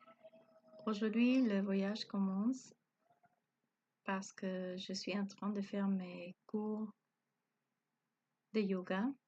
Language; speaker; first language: French; non-native, learner; Spanish